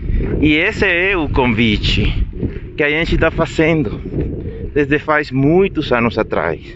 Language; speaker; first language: Portuguese; non-native, fluent; Spanish